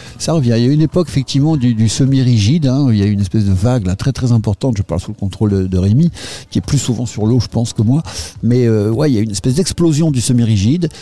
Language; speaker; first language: French; native; French